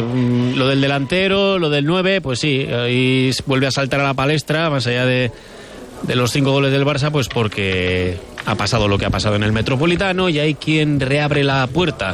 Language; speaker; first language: Spanish; native; Spanish